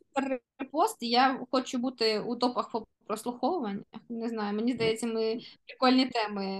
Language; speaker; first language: Ukrainian; non-native, local second language; Russian